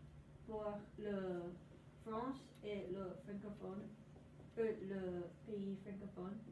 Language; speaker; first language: French; non-native, learner; English